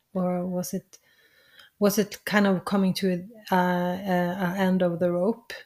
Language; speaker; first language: English; non-native, fluent; Norwegian